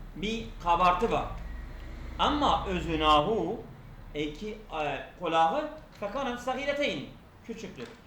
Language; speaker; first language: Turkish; non-native, local second language; Kurdish